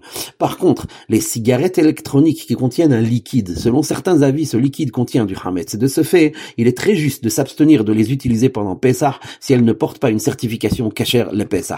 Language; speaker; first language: French; native; French